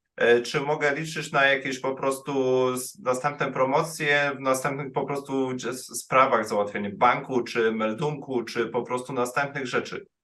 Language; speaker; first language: Polish; native; Polish